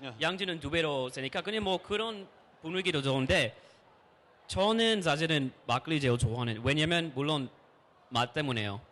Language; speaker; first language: Korean; non-native, fluent; English